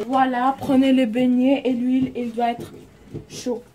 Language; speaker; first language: French; non-native, learner; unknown